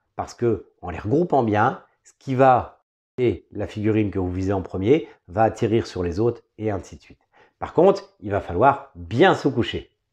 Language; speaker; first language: French; native; French